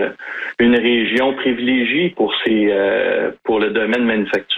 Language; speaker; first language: French; native; French